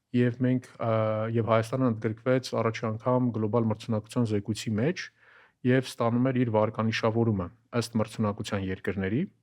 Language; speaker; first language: Armenian; native; Armenian